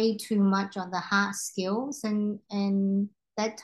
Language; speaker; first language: English; non-native, local second language; Cantonese